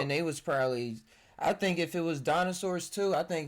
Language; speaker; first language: English; native; English